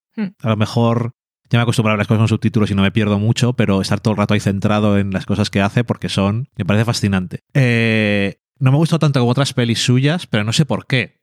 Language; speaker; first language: Spanish; native; Spanish